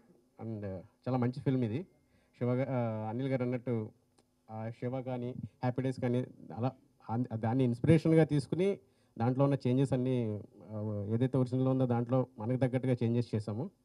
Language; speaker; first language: Telugu; native; Telugu